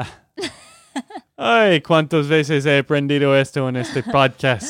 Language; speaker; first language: Spanish; non-native, learner; English